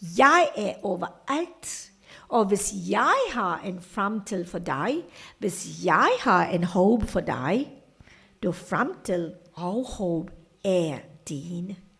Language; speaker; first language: Danish; non-native, fluent; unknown